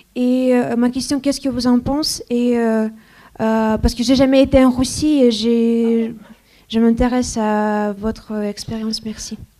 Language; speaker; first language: French; non-native, fluent; Ukrainian